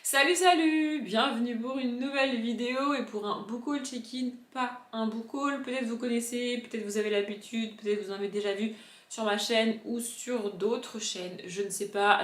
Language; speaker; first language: French; native; French